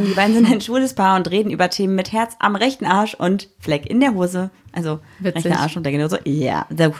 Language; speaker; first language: German; native; German